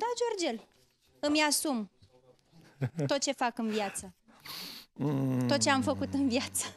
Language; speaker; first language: Romanian; native; Romanian